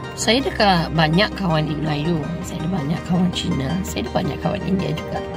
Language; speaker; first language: Malay; non-native, local second language; Tamil